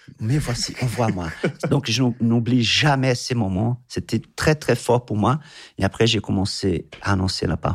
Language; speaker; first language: French; non-native, fluent; Portuguese